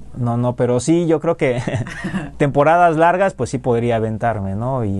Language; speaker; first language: Spanish; native; Spanish